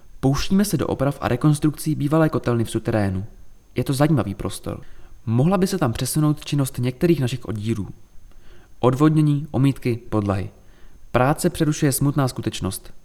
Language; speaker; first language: Czech; native; Czech